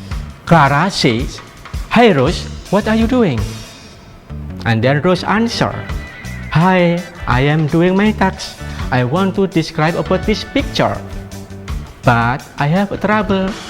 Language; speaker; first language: English; non-native, fluent; Indonesian